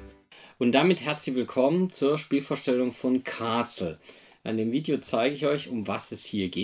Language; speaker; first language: German; native; German